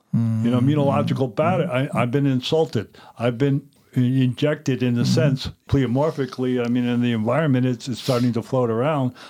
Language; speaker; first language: English; native; English